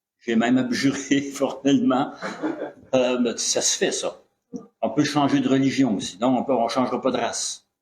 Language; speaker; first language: French; native; French